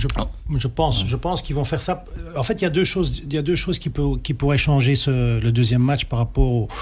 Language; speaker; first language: French; native; French